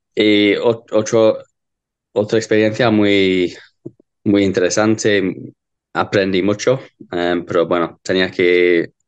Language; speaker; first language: Spanish; non-native, learner; English